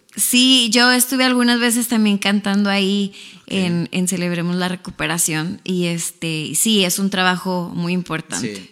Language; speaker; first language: Spanish; native; Spanish